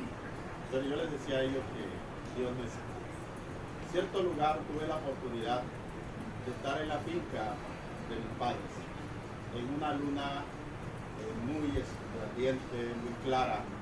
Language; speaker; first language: Spanish; native; Spanish